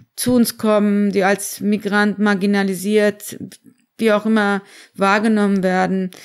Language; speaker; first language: German; early bilingual, other home language; Turkish